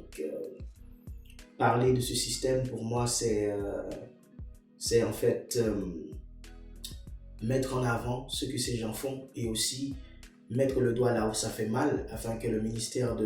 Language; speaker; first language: French; non-native, local second language; Haitian Creole